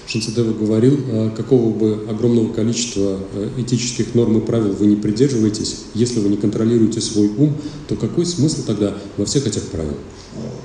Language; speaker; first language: Russian; native; Russian